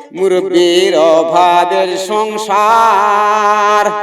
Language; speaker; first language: Bangla; native; Bangla